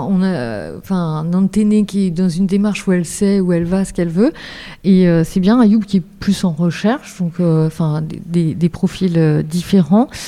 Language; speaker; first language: French; native; French